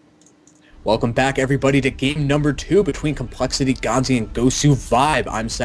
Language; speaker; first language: English; native; English